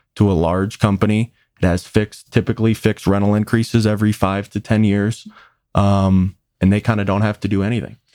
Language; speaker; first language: English; native; English